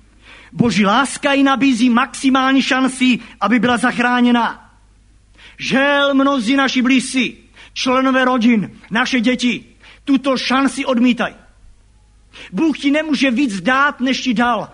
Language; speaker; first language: Czech; native; Czech